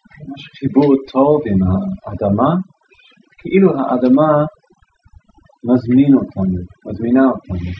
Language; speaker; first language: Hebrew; non-native, fluent; English